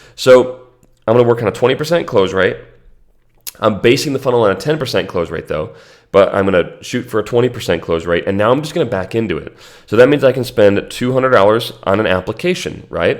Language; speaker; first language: English; native; English